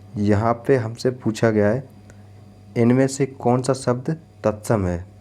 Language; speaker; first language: Hindi; native; Hindi